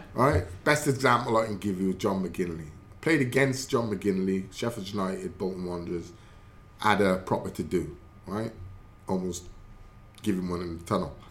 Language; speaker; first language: English; native; English